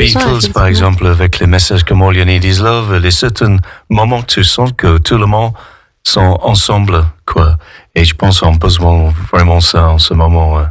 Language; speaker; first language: French; non-native, fluent; English